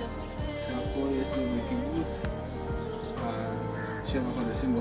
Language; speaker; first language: Hebrew; non-native, learner; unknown